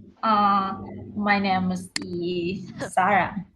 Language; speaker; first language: English; non-native, learner; Vietnamese